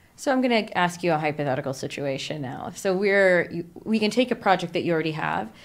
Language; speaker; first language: English; native; English